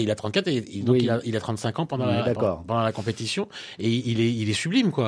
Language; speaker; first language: French; native; French